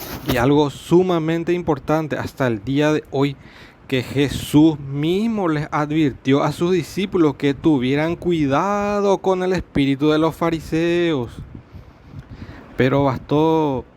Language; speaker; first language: Spanish; native; Spanish